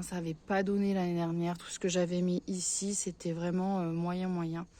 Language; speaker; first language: French; native; French